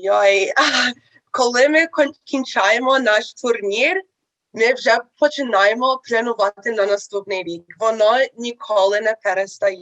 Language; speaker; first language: Ukrainian; early bilingual, heritage; Ukrainian